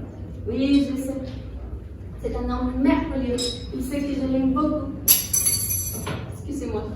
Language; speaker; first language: French; non-native, learner; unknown